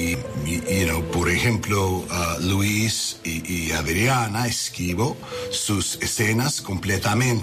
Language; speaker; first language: Spanish; non-native, learner; English